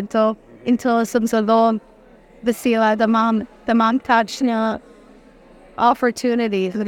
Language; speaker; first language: Slovenian; early bilingual, heritage; Slovenian